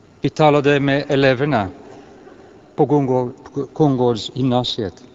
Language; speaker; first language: Swedish; non-native, fluent; Greek